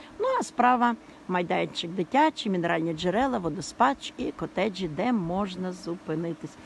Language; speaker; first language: Ukrainian; native; Ukrainian